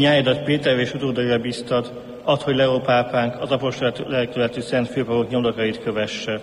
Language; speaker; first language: Hungarian; native; Hungarian